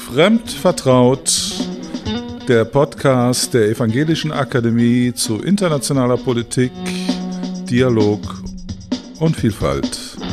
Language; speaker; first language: German; native; German